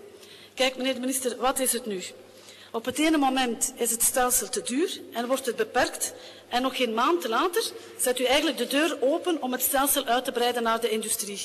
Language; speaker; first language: Dutch; native; Dutch